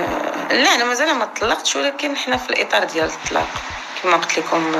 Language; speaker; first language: Arabic; native; Arabic